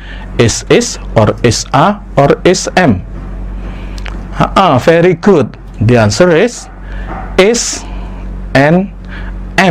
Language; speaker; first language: English; non-native, fluent; Indonesian